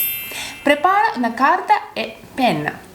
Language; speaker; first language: Italian; non-native, learner; Japanese